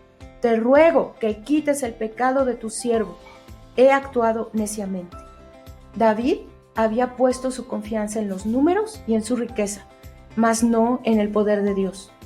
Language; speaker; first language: Spanish; native; Spanish